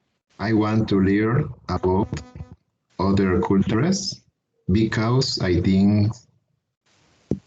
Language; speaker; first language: English; non-native, learner; Spanish